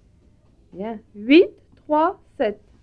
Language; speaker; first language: French; native; French